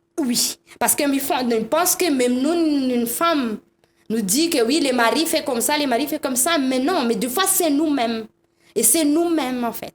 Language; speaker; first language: French; non-native, local second language; Malagasy